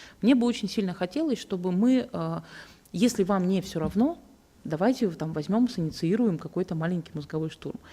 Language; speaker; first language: Russian; native; Russian